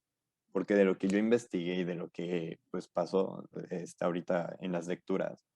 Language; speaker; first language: Spanish; native; Spanish